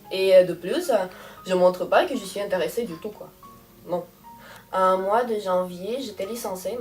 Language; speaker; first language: French; non-native, fluent; Russian